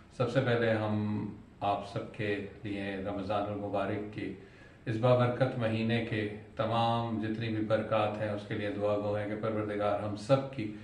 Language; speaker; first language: Urdu; native; Urdu